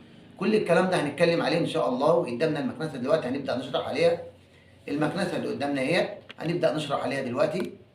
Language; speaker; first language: Arabic; native; Arabic